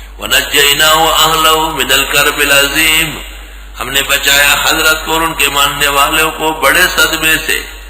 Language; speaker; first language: Urdu; non-native, local second language; Pashto